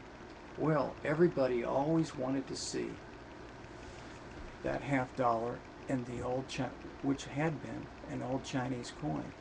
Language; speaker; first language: English; native; English